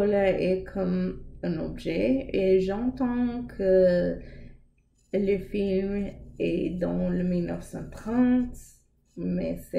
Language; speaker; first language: French; non-native, learner; English